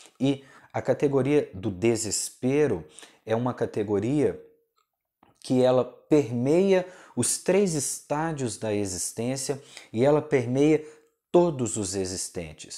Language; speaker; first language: Portuguese; native; Portuguese